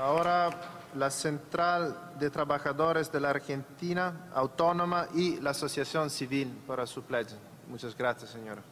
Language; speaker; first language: Spanish; non-native, fluent; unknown